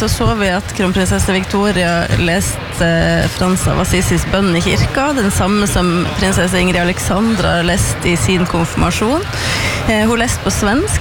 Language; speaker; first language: Norwegian; native; Norwegian